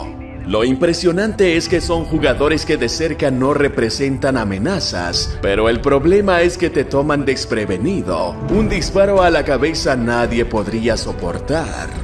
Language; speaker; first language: Spanish; native; Spanish